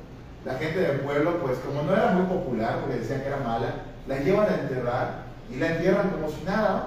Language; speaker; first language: Spanish; native; Spanish